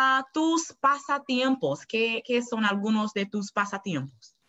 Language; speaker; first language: Spanish; non-native, learner; English